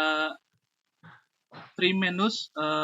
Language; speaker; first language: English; non-native, learner; Indonesian